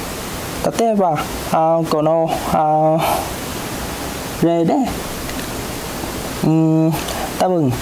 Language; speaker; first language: Japanese; non-native, learner; Vietnamese